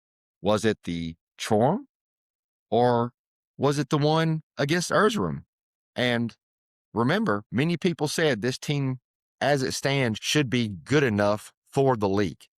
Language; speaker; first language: English; native; English